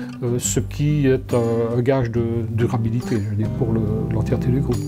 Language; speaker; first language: French; native; French